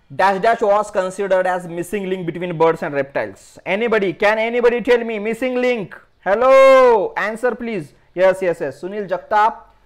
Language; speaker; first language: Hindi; non-native, local second language; Marathi